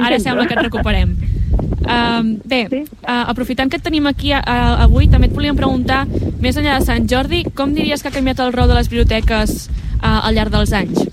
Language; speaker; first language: Catalan; native; Catalan